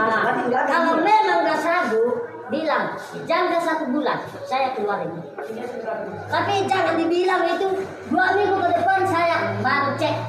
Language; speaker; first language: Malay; non-native, local second language; Nias